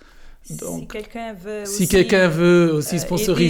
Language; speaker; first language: French; non-native, learner; Portuguese